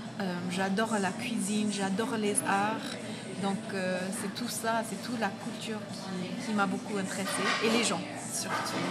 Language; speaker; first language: French; non-native, fluent; English